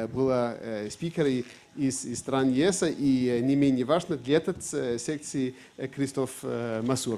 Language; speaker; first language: Russian; non-native, fluent; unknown